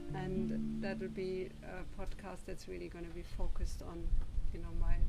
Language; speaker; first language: English; non-native, fluent; German